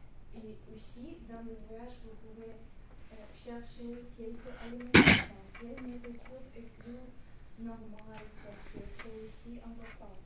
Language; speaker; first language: French; non-native, learner; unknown